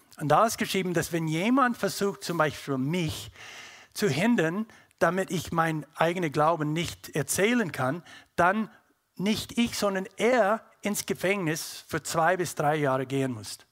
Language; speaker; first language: German; non-native, learner; English